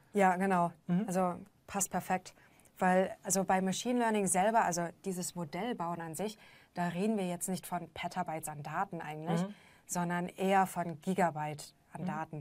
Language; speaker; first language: German; native; German